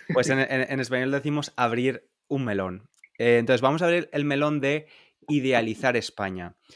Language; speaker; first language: Spanish; native; Spanish